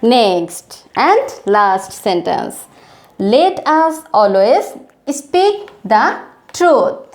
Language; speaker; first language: English; non-native, local second language; Bangla